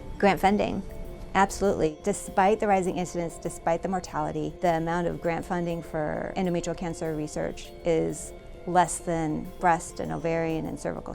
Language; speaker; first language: English; native; English